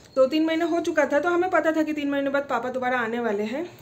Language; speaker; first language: Hindi; non-native, local second language; Bangla